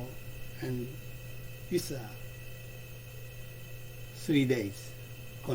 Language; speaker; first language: English; non-native, learner; Japanese